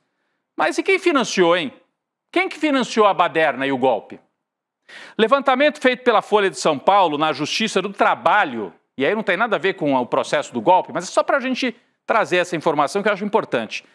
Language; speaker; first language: Portuguese; native; Portuguese